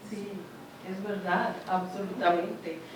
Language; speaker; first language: Spanish; non-native, fluent; English